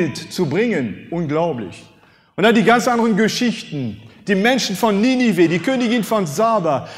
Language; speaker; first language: German; non-native, fluent; French